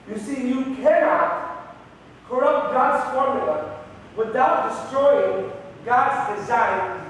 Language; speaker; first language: English; non-native, local second language; Filipino